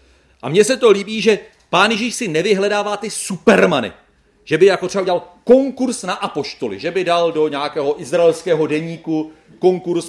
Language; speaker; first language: Czech; native; Czech